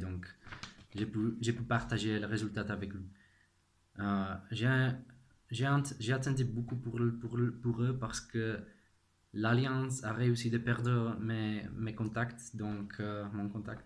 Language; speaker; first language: French; non-native, fluent; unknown